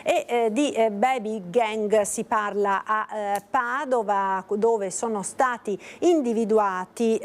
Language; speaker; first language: Italian; native; Italian